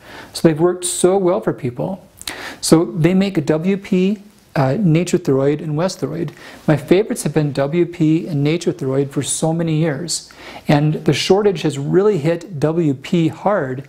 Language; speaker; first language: English; native; English